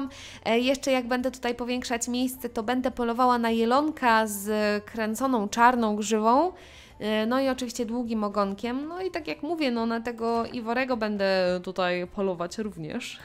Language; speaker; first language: Polish; native; Polish